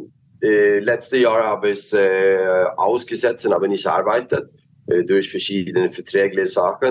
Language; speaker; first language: German; non-native, fluent; Swedish